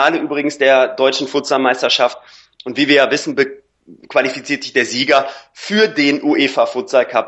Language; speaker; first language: German; native; German